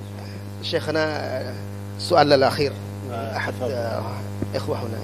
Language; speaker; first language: Arabic; non-native, fluent; Indonesian